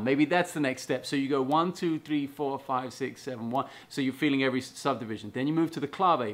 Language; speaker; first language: English; native; English